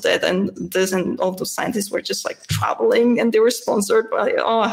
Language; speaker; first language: English; non-native, fluent; Polish